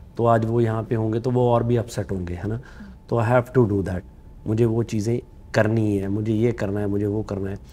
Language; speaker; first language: Hindi; non-native, local second language; Punjabi